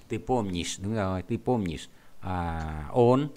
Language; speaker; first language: Russian; non-native, fluent; Vietnamese